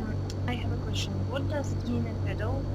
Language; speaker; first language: English; non-native, learner; Russian